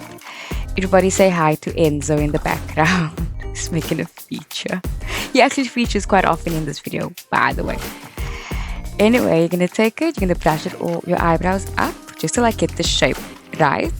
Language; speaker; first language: English; native; English